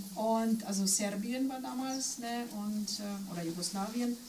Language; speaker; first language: German; non-native, fluent; Macedonian